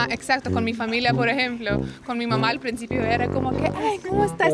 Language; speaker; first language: Spanish; non-native, fluent; Lithuanian